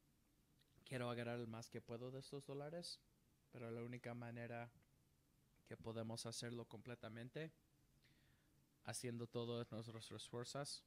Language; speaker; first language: Spanish; non-native, learner; English